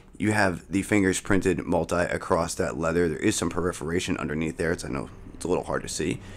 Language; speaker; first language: English; native; English